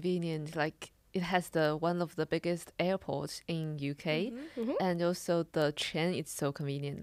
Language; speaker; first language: English; non-native, fluent; Chinese